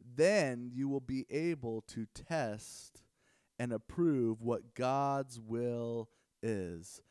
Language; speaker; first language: English; native; English